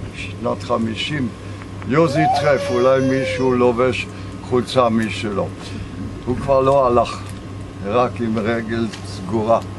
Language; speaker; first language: Hebrew; non-native, fluent; German